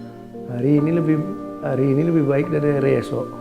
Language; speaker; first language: Indonesian; native; Indonesian